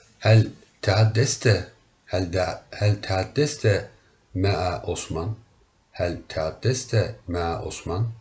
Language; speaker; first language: Arabic; non-native, learner; Turkish